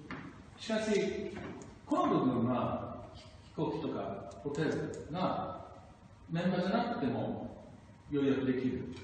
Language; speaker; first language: Japanese; non-native, fluent; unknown